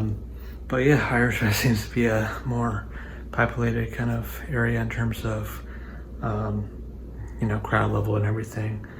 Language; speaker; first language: English; native; English